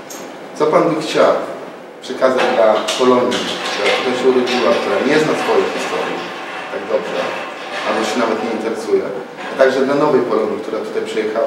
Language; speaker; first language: Polish; native; Polish